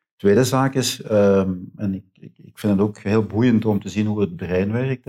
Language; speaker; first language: Dutch; native; Dutch